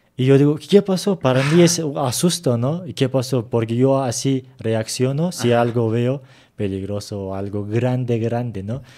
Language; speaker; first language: Spanish; non-native, fluent; Turkish